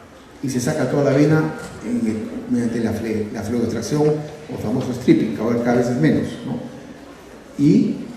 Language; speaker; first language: Spanish; native; Spanish